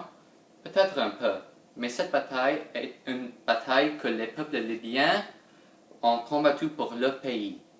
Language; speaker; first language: French; non-native, learner; English